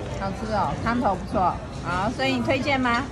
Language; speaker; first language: Chinese; early bilingual, heritage; Chinese